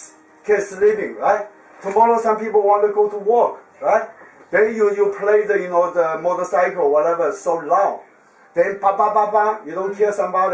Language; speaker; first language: English; non-native, learner; Chinese